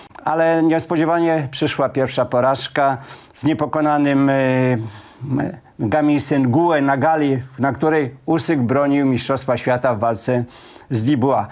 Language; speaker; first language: Polish; native; Polish